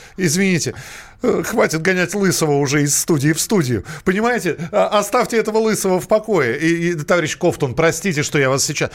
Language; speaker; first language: Russian; native; Russian